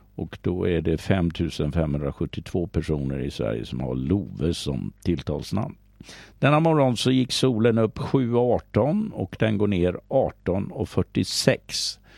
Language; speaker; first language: Swedish; native; Swedish